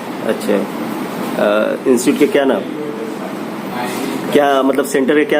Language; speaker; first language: Hindi; native; Hindi